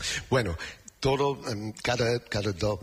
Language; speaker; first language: Spanish; non-native, learner; English